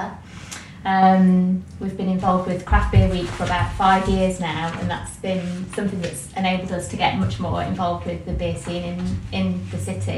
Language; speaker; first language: English; native; English